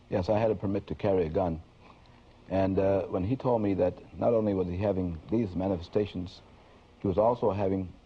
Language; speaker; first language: English; native; English